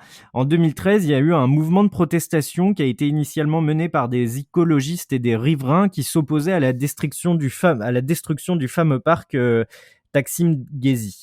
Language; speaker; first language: French; native; French